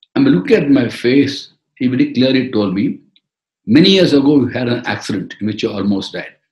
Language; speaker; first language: English; non-native, local second language; Tamil